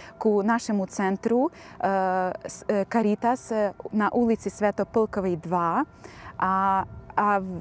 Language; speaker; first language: Slovak; non-native, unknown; Ukrainian